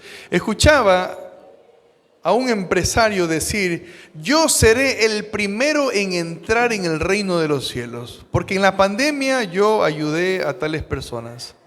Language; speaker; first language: Spanish; native; Spanish